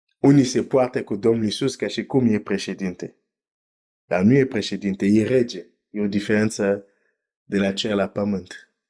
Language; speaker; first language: Romanian; non-native, fluent; French